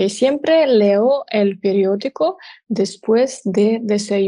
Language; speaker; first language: Spanish; non-native, learner; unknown